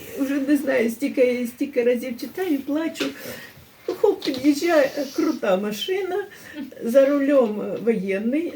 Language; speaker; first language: Ukrainian; native; Ukrainian